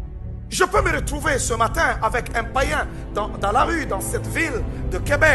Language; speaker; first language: French; non-native, local second language; Haitian Creole